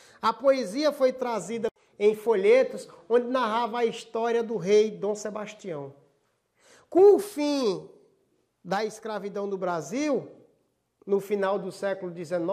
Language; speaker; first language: Portuguese; native; Portuguese